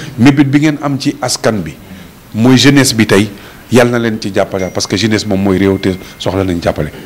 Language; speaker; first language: Wolof; non-native, local second language; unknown